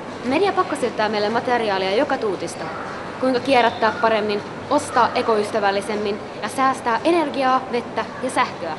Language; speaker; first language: Finnish; native; Finnish